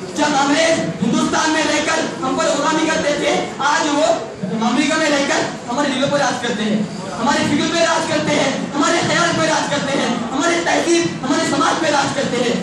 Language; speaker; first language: Urdu; native; Urdu